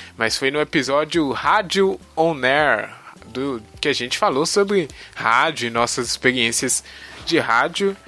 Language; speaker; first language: Portuguese; native; Portuguese